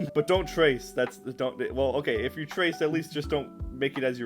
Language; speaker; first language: English; native; English